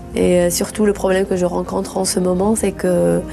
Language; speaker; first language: French; non-native, local second language; Arabic